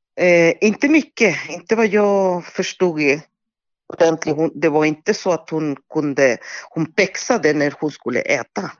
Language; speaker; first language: Swedish; non-native, fluent; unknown